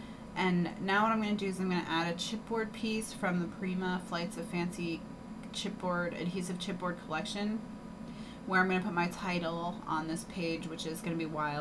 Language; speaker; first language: English; native; English